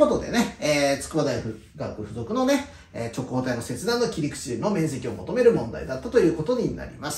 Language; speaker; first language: Japanese; native; Japanese